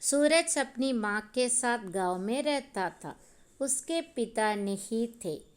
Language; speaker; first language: Hindi; non-native, local second language; Malayalam